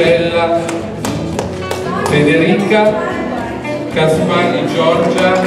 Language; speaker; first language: Italian; native; Italian